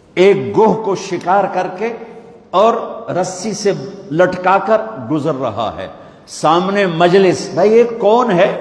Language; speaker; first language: Urdu; non-native, local second language; Punjabi